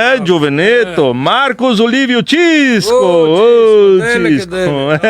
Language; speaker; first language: Italian; early bilingual, heritage; Portuguese